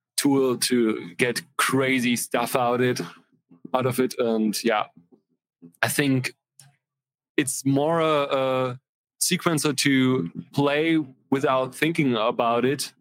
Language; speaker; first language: English; non-native, fluent; German